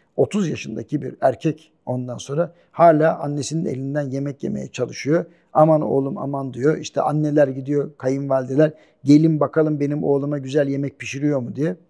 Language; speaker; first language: Turkish; native; Turkish